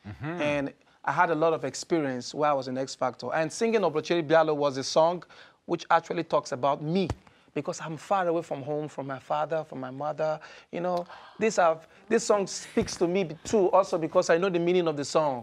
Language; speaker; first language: English; non-native, local second language; Igbo